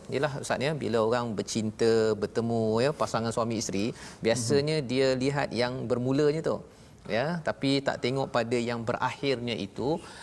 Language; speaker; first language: Malay; native; Malay